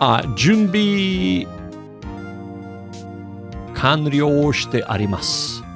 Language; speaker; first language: Japanese; non-native, learner; English